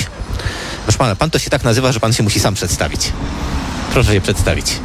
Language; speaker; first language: Polish; native; Polish